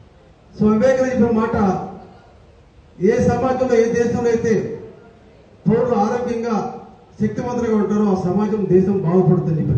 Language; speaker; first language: Telugu; native; Telugu